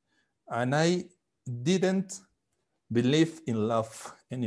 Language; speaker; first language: English; non-native, fluent; Spanish